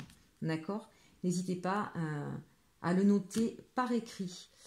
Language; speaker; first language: French; native; French